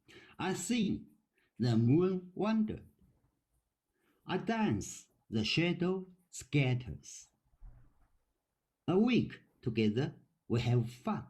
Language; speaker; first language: English; non-native, learner; Chinese